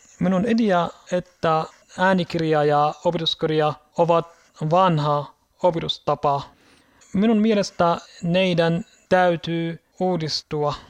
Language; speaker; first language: Finnish; non-native, learner; Arabic